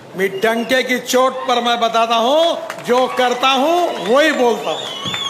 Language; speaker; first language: Hindi; non-native, local second language; Marathi